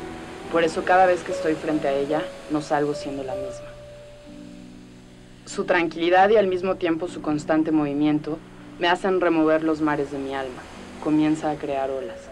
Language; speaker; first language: Spanish; native; Spanish